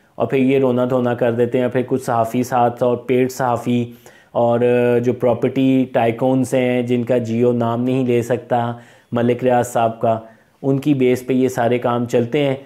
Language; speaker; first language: Urdu; non-native, local second language; Punjabi